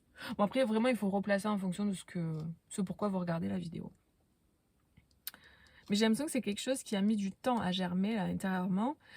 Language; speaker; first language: French; native; French